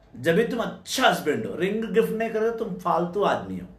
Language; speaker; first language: Hindi; non-native, local second language; Telugu